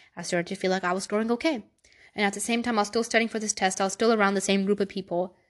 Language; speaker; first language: English; native; English